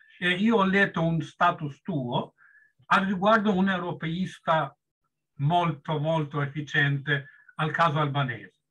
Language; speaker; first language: Italian; non-native, fluent; Albanian